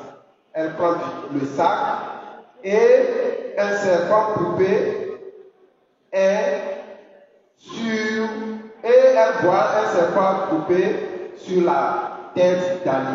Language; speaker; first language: French; non-native, fluent; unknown